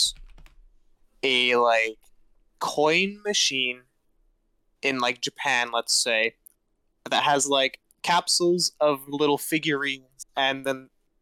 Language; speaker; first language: English; native; English